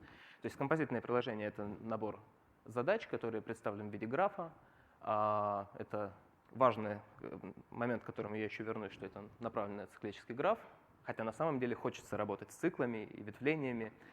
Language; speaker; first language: Russian; native; Russian